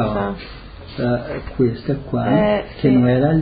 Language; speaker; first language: Italian; early bilingual, heritage; Portuguese